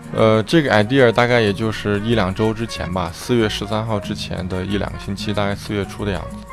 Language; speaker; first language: Chinese; native; Chinese